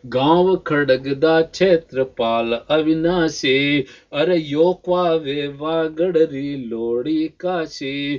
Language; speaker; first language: Hindi; non-native, local second language; Rajasthani